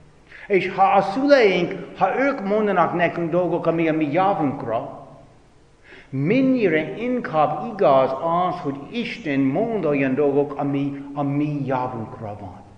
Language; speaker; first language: Hungarian; non-native, fluent; English